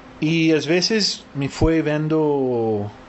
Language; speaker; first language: Spanish; early bilingual, heritage; Spanish